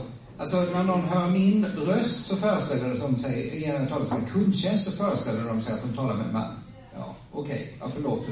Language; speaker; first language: Swedish; native; Swedish